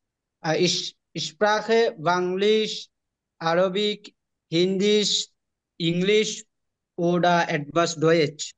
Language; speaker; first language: German; non-native, learner; Bangla